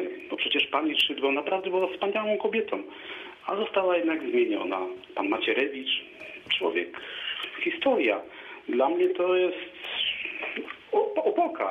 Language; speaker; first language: Polish; native; Polish